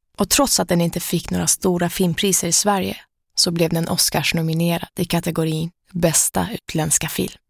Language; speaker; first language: Swedish; early bilingual, other home language; Persian